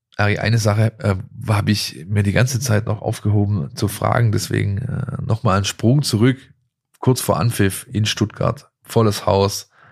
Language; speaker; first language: German; native; German